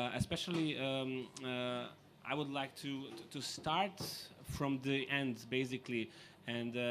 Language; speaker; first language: English; non-native, fluent; Serbian